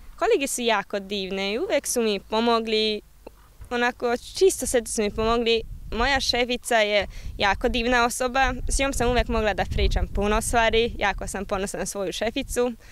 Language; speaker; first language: Croatian; non-native, local second language; Hungarian